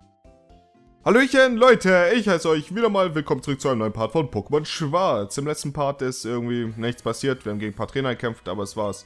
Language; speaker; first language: German; native; German